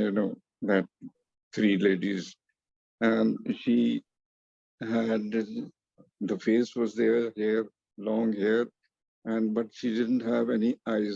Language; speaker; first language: English; non-native, fluent; Hindi